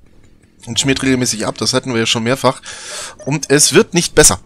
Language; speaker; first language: German; native; German